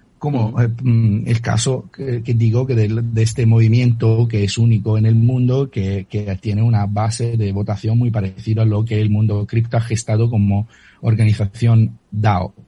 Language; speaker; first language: Spanish; non-native, fluent; Italian